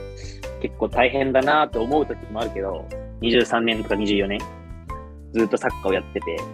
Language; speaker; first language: Japanese; native; Japanese